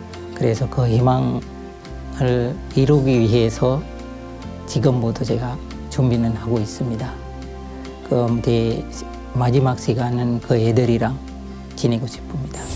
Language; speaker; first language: Korean; non-native, fluent; Sinhala